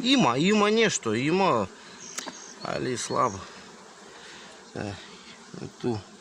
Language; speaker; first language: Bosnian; non-native, learner; Russian